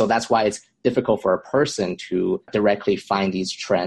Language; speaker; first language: English; native; English